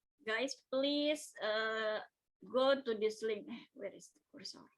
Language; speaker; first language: English; non-native, local second language; Indonesian